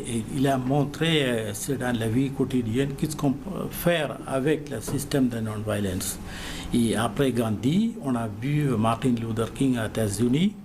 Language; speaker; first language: French; non-native, learner; Malayalam